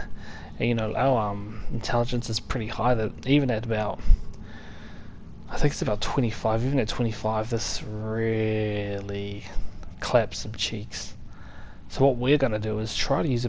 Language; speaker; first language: English; native; English